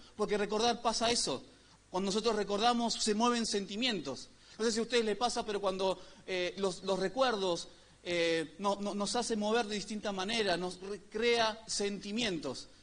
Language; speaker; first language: Spanish; native; Spanish